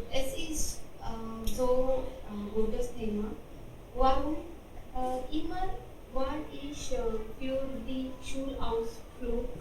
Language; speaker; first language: German; non-native, learner; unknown